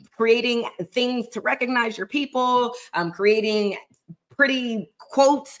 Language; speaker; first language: English; native; English